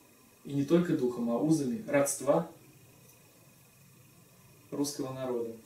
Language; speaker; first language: Russian; native; Russian